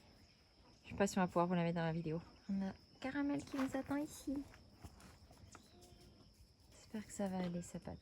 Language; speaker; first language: French; native; French